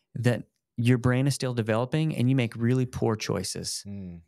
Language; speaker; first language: English; native; English